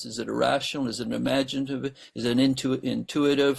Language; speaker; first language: English; native; English